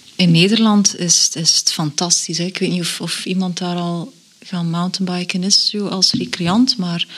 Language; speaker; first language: Dutch; native; Dutch